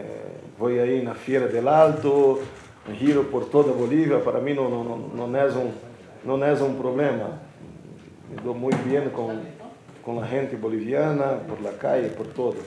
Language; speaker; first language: Spanish; non-native, fluent; Portuguese